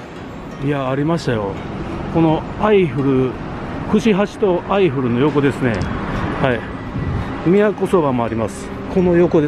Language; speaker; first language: Japanese; native; Japanese